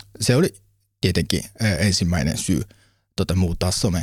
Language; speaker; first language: Finnish; non-native, learner; Japanese